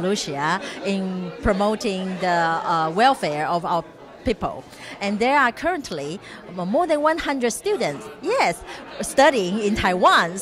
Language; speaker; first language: English; non-native, fluent; Chinese